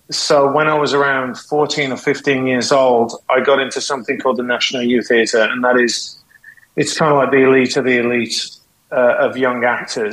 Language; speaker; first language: English; native; English